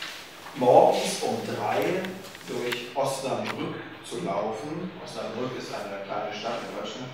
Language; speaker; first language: German; native; German